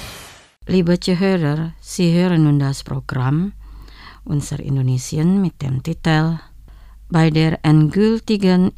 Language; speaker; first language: German; non-native, fluent; Indonesian